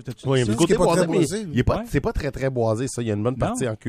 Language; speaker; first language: French; native; French